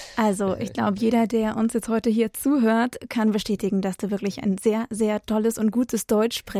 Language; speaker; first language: German; native; German